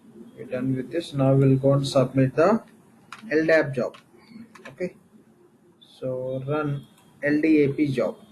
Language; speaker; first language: English; non-native, local second language; Telugu